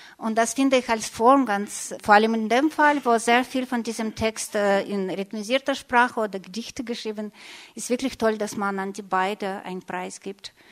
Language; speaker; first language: German; non-native, fluent; Russian